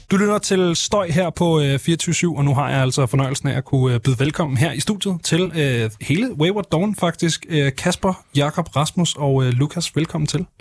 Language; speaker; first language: Danish; native; Danish